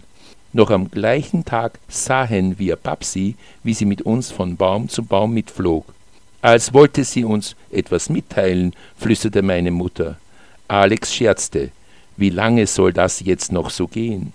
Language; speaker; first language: German; native; German